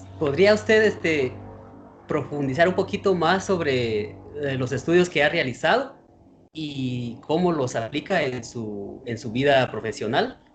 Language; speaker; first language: Spanish; native; Spanish